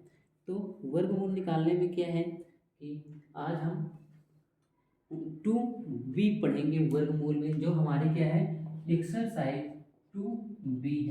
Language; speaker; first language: Hindi; native; Hindi